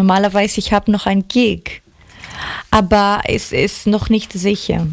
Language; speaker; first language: German; early bilingual, heritage; Greek